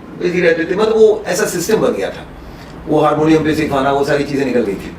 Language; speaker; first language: Hindi; non-native, local second language; Bangla